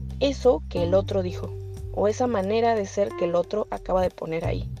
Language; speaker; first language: Spanish; native; Spanish